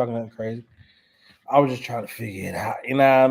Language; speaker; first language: English; native; English